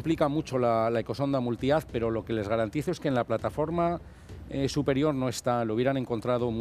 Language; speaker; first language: Spanish; native; Spanish